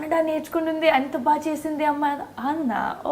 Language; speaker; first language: Telugu; non-native, local second language; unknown